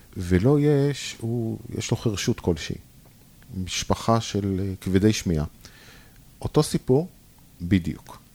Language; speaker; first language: Hebrew; native; Hebrew